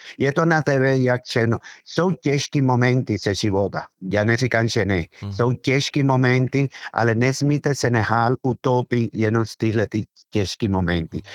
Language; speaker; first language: Czech; non-native, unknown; Spanish